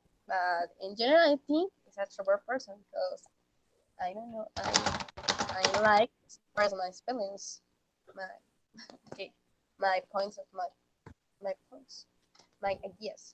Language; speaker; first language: English; non-native, learner; Spanish